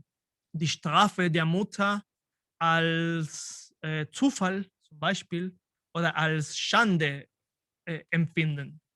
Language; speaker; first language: German; non-native, fluent; Spanish